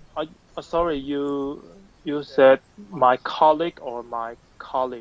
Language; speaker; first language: English; non-native, learner; Chinese